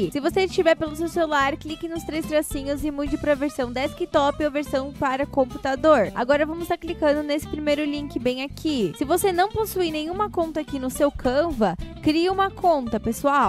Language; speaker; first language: Portuguese; native; Portuguese